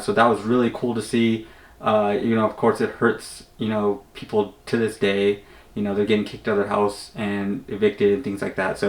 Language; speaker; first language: English; native; English